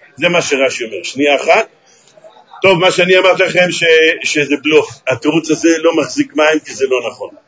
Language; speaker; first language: Hebrew; native; Hebrew